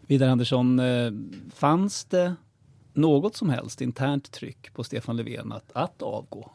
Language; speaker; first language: Swedish; native; Swedish